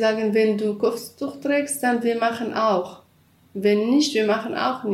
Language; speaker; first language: German; non-native, learner; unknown